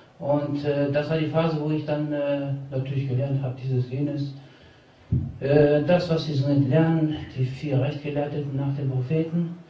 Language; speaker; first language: German; early bilingual, other home language; Albanian